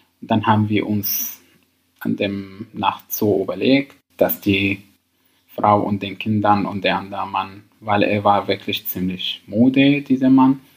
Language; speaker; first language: German; non-native, learner; Arabic